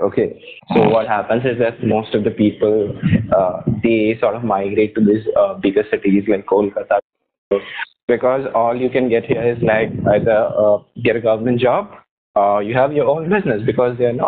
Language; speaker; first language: English; non-native, local second language; Bangla